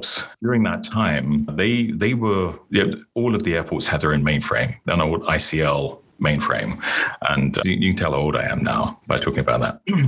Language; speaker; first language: English; native; English